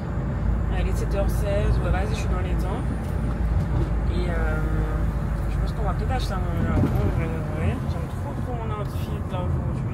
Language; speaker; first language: French; native; French